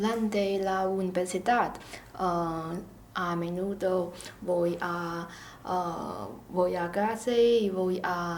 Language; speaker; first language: Spanish; non-native, learner; Chinese